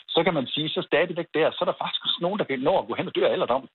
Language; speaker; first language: Danish; native; Danish